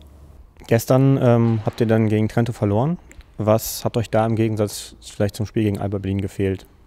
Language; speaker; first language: German; native; German